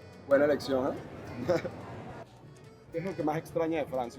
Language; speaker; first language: Spanish; native; Spanish